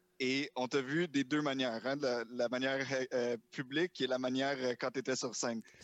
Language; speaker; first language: French; native; French